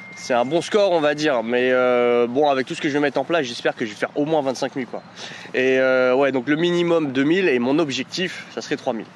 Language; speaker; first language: French; native; French